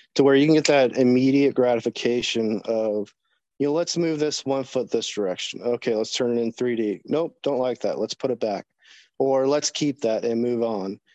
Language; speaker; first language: English; native; English